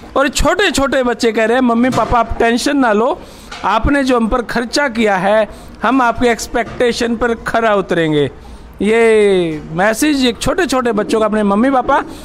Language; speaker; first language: Hindi; native; Hindi